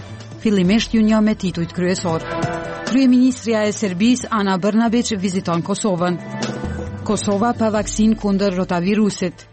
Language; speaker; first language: Albanian; native; Albanian